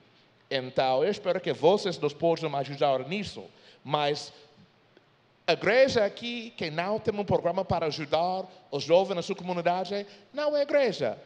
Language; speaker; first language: Portuguese; non-native, fluent; English